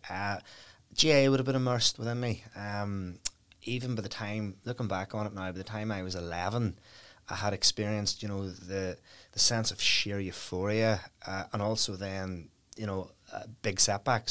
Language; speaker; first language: English; native; English